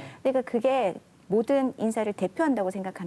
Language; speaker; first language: Korean; native; Korean